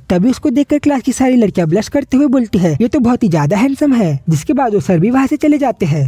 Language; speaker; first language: Hindi; native; Hindi